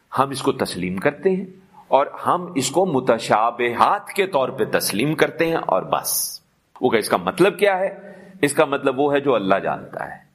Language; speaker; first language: Urdu; non-native, local second language; Punjabi